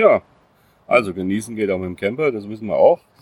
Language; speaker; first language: German; native; German